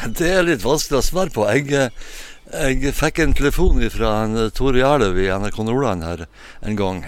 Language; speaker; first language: Norwegian; native; Norwegian